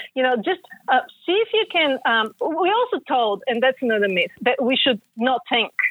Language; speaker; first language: English; non-native, fluent; Bulgarian